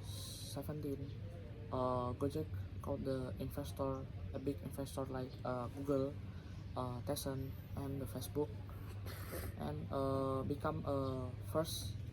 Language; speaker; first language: English; non-native, learner; Indonesian